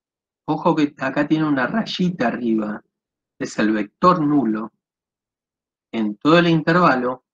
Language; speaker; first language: Spanish; native; Spanish